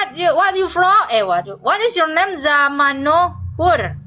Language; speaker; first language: English; non-native, learner; Indonesian